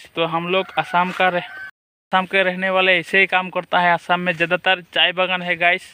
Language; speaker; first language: Hindi; non-native, local second language; Assamese